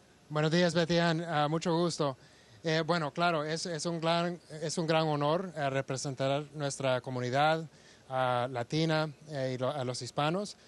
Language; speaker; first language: Spanish; early bilingual, heritage; Spanish